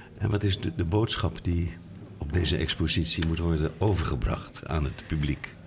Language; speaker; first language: Dutch; native; Dutch